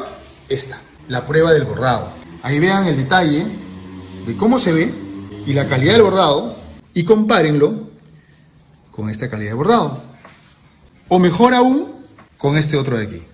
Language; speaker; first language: Spanish; native; Spanish